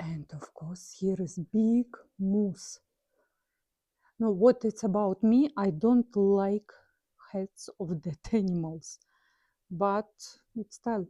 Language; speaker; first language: English; non-native, learner; Russian